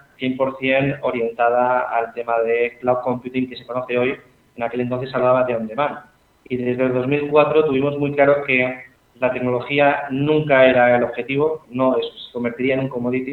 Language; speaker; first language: Spanish; native; Spanish